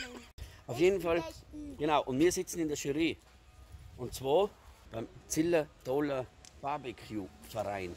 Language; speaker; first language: German; native; German